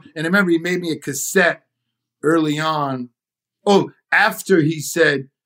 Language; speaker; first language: English; native; English